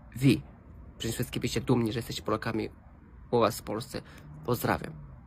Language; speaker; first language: Polish; non-native, learner; Romanian